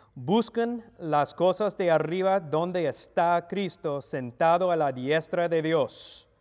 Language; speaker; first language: Spanish; non-native, learner; English